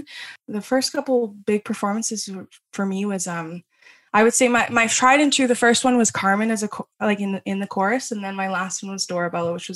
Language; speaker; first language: English; native; English